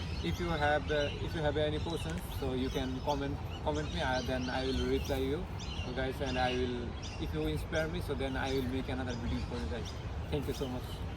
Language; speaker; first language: English; non-native, local second language; Bangla